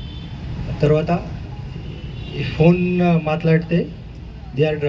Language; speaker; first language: Telugu; non-native, learner; Hindi